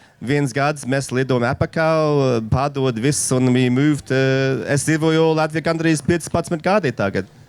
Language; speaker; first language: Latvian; non-native, learner; English